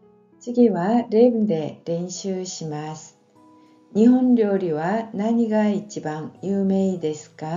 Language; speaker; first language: Japanese; non-native, fluent; Korean